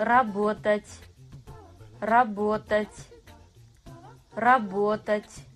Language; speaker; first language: Russian; non-native, fluent; Kazakh